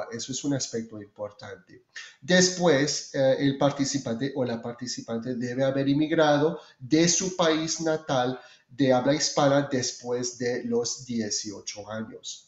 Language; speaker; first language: Spanish; non-native, fluent; French